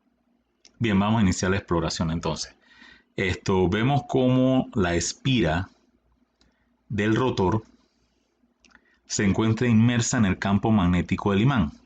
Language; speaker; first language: Spanish; native; Spanish